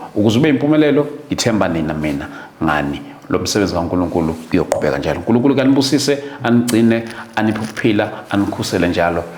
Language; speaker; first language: Zulu; native; Zulu